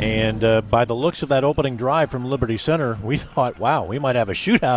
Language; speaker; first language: English; native; English